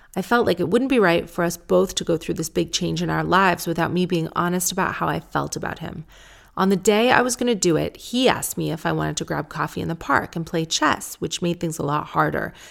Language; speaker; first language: English; native; English